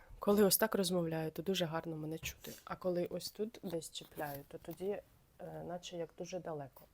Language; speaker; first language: Ukrainian; native; Ukrainian